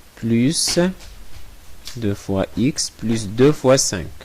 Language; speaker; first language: French; non-native, local second language; Arabic